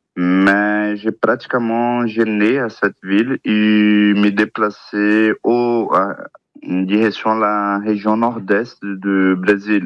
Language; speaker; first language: French; non-native, learner; Portuguese